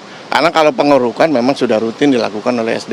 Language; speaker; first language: Indonesian; native; Indonesian